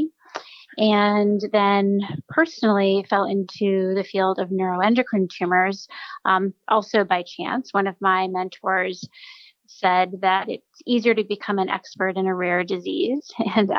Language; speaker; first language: English; native; English